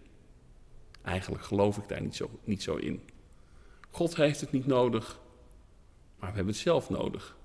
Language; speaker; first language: Dutch; native; Dutch